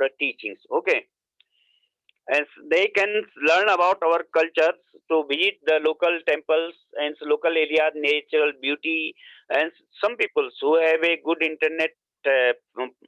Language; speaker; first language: English; non-native, learner; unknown